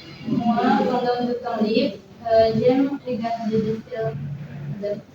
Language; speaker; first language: French; non-native, learner; Indonesian